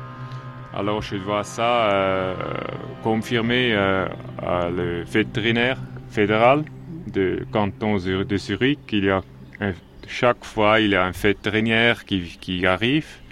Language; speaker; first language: French; non-native, local second language; German